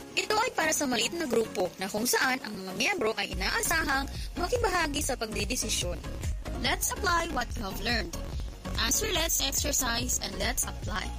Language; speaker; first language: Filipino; non-native, local second language; Hiligaynon